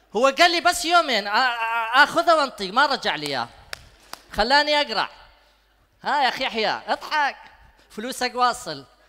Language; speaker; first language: Arabic; non-native, local second language; Kurdish